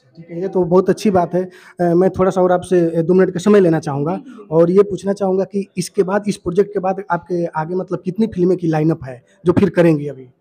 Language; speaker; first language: Hindi; native; Hindi